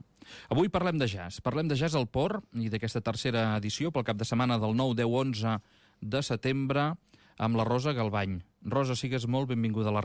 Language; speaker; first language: Catalan; native; Catalan